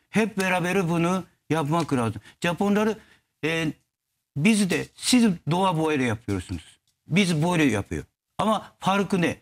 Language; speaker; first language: Turkish; non-native, learner; Japanese